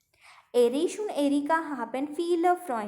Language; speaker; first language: German; non-native, fluent; Marathi